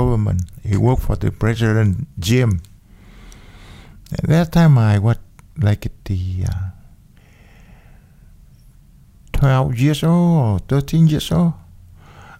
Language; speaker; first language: English; non-native, learner; Vietnamese